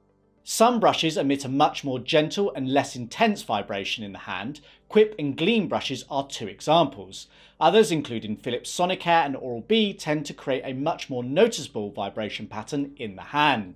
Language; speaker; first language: English; native; English